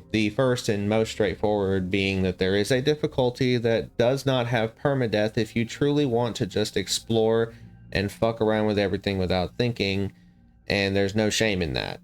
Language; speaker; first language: English; native; English